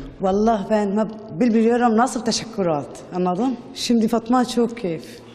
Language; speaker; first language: Turkish; non-native, learner; Arabic